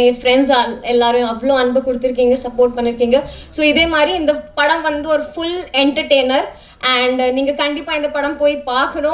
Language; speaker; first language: Tamil; non-native, fluent; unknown